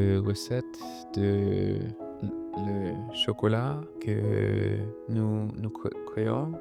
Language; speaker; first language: French; non-native, learner; English